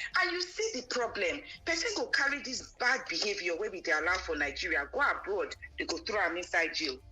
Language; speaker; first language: Nigerian Pidgin; non-native, local second language; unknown